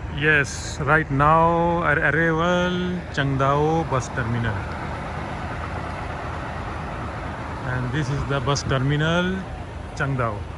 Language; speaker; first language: English; non-native, learner; Urdu